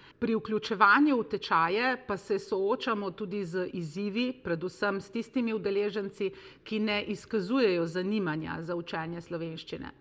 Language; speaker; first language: Slovenian; native; Slovenian